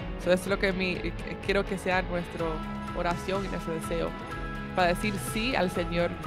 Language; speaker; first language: Spanish; early bilingual, heritage; Spanish